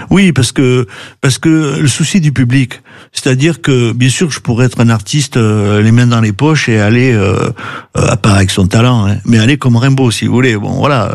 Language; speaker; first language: French; native; French